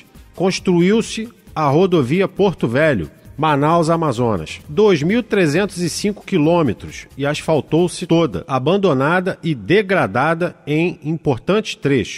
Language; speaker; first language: Portuguese; native; Portuguese